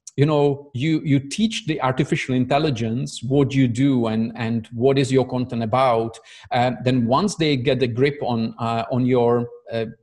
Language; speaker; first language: English; non-native, fluent; Czech